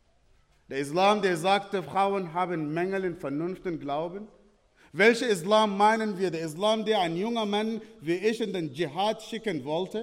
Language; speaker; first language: German; non-native, fluent; Arabic